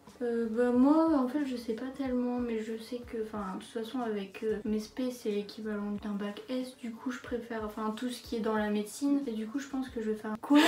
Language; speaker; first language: French; native; French